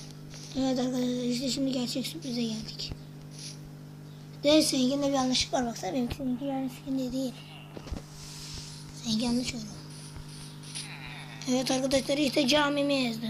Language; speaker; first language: Turkish; native; Turkish